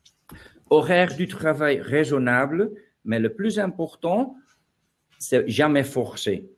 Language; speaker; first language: French; non-native, learner; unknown